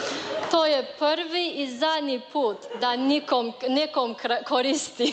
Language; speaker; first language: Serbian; non-native, learner; Chinese